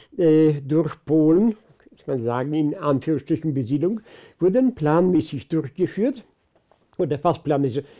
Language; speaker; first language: German; early bilingual, other home language; Polish